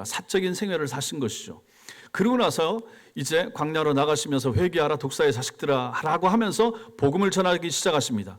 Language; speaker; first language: Korean; native; Korean